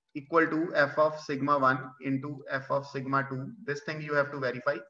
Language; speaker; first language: English; non-native, local second language; Punjabi